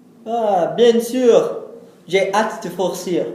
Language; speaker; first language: French; non-native, learner; English